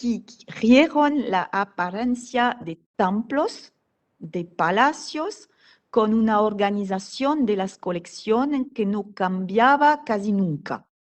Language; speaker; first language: Spanish; non-native, fluent; French